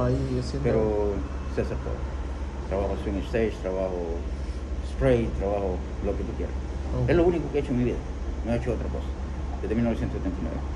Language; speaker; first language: Spanish; native; Spanish